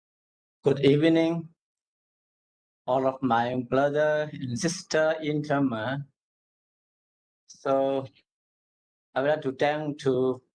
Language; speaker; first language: English; non-native, learner; Burmese